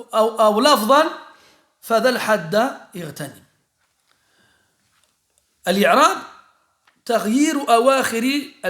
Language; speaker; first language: Arabic; early bilingual, heritage; French